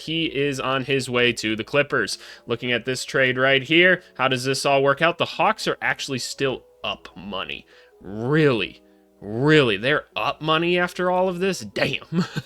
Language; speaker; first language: English; native; English